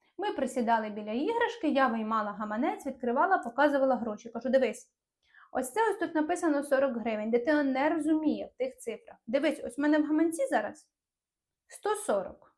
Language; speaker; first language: Ukrainian; non-native, local second language; Russian